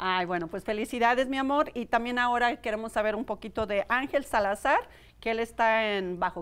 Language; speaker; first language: Spanish; native; Spanish